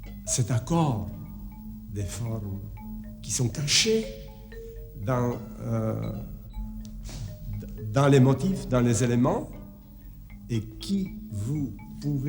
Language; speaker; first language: French; non-native, fluent; Czech